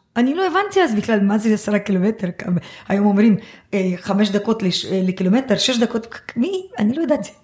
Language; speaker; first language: Hebrew; early bilingual, other home language; Russian